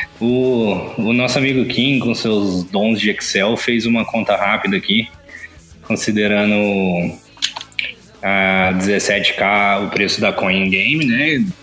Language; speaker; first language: Portuguese; native; Portuguese